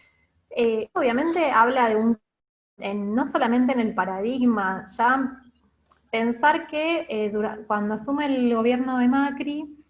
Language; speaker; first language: Spanish; native; Spanish